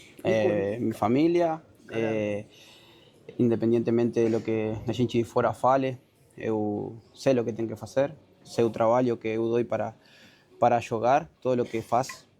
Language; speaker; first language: Portuguese; non-native, learner; Spanish